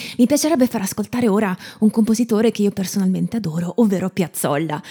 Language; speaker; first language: Italian; native; Italian